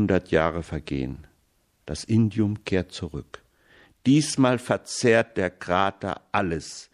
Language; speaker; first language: German; early bilingual, heritage; German